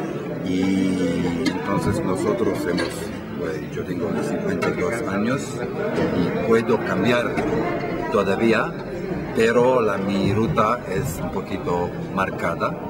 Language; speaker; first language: Spanish; non-native, fluent; Italian